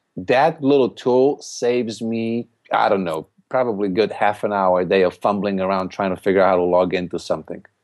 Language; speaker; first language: English; non-native, fluent; Polish